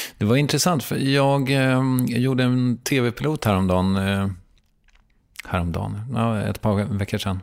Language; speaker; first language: Swedish; native; Swedish